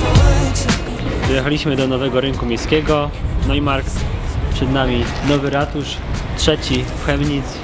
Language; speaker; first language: Polish; native; Polish